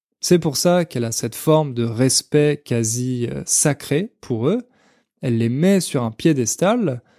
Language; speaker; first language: French; native; French